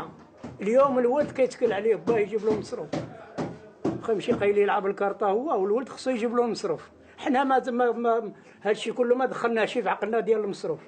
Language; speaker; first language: Arabic; native; Arabic